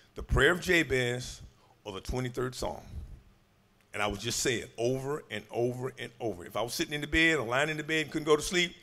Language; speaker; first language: English; native; English